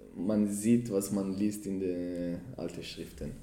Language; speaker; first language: German; non-native, fluent; Hebrew